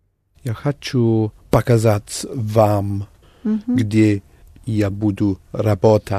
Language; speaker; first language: Russian; non-native, learner; English